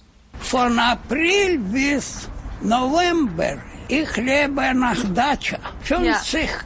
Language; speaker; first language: German; non-native, learner; Russian